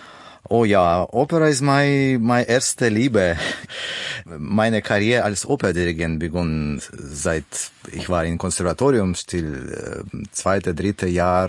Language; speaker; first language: German; non-native, learner; Russian